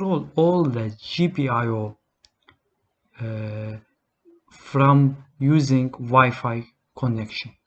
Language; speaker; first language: English; non-native, learner; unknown